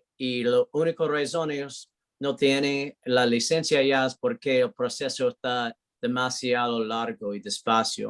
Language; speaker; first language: Spanish; non-native, learner; English